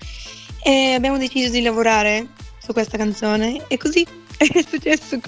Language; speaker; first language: Italian; non-native, fluent; Bulgarian